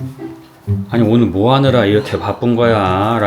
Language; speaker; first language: Korean; native; Korean